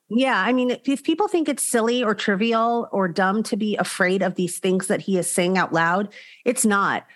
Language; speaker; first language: English; native; English